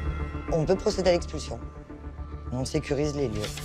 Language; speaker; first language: French; native; French